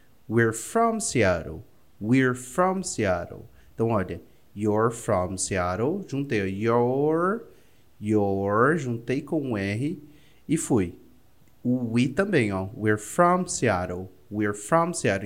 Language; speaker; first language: English; non-native, fluent; Portuguese